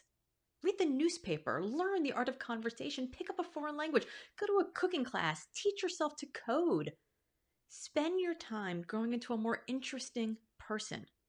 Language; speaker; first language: English; native; English